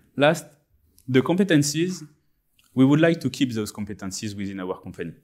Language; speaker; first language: English; non-native, fluent; French